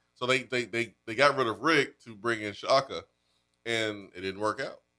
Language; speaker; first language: English; native; English